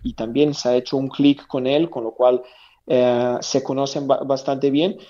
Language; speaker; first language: Spanish; non-native, fluent; Serbian